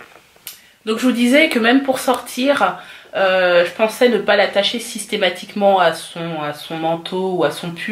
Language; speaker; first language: French; native; French